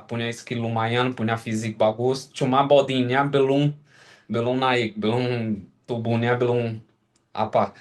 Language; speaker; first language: Indonesian; non-native, fluent; Portuguese